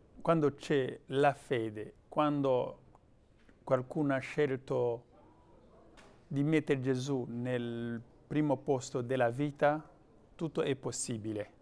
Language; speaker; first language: Italian; non-native, fluent; Kinyarwanda